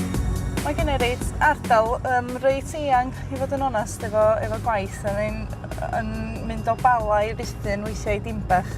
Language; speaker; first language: Welsh; native; Welsh